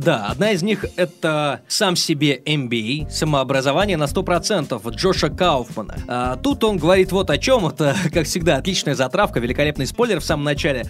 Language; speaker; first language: Russian; native; Russian